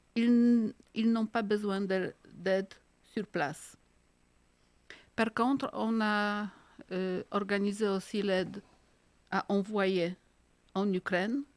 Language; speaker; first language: French; non-native, fluent; Polish